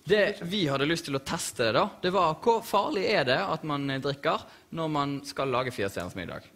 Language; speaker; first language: Norwegian; native; Norwegian